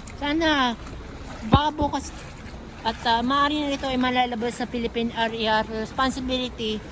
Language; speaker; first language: Filipino; native; Filipino